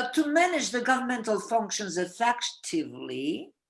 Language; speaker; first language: English; non-native, fluent; Russian